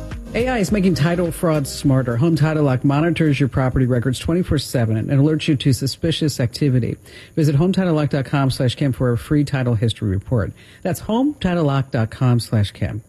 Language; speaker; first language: English; native; English